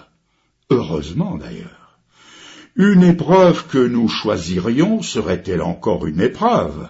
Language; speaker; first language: French; native; French